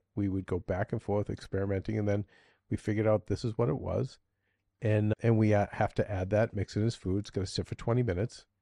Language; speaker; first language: English; native; English